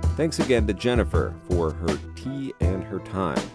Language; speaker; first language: English; native; English